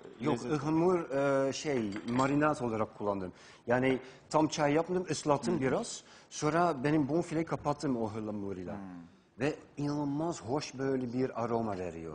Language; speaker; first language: Turkish; non-native, fluent; Dutch